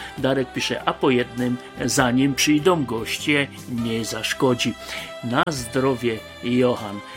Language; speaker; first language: Polish; native; Polish